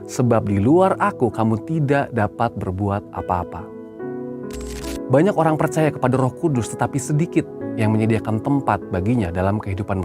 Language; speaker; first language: Indonesian; native; Indonesian